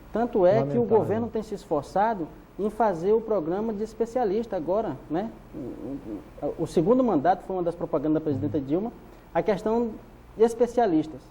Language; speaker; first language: Portuguese; native; Portuguese